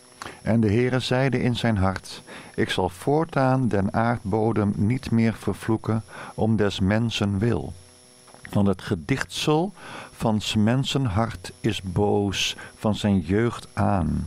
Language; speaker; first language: Dutch; native; Dutch